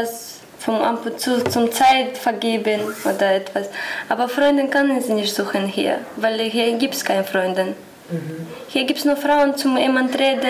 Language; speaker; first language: German; non-native, learner; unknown